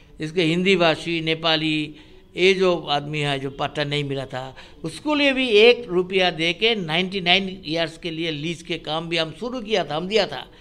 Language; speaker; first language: Hindi; non-native, local second language; Bangla